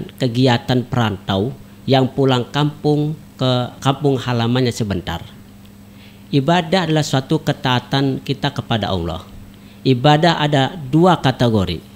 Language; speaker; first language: Indonesian; native; Indonesian